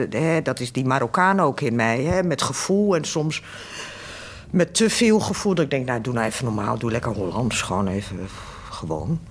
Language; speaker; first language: Dutch; early bilingual, other home language; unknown